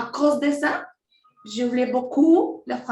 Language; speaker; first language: French; non-native, fluent; Spanish